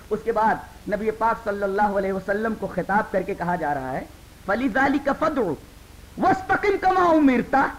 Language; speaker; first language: Urdu; native; Urdu